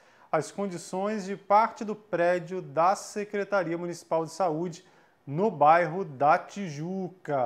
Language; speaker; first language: Portuguese; native; Portuguese